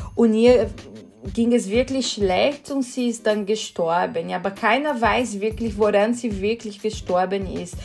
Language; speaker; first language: German; non-native, fluent; Portuguese